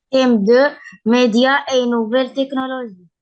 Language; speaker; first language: French; non-native, learner; Arabic